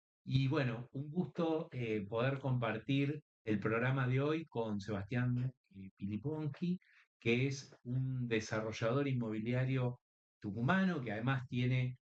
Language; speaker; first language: Spanish; native; Spanish